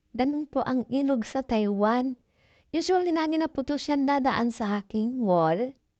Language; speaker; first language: Filipino; non-native, local second language; Cebuano